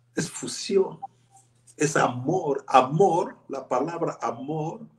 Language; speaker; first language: Spanish; non-native, fluent; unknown